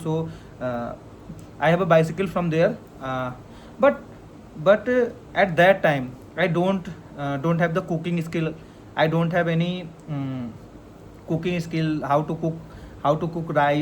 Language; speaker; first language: English; non-native, learner; Hindi